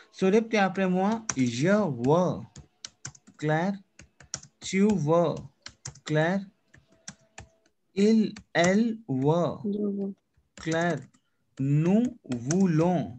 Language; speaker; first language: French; non-native, fluent; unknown